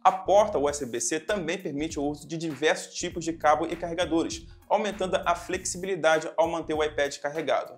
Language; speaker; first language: Portuguese; native; Portuguese